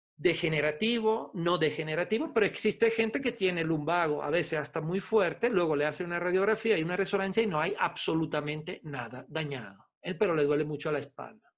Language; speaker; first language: Spanish; non-native, fluent; Italian